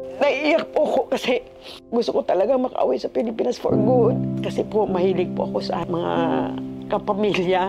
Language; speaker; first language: Filipino; non-native, local second language; Cebuano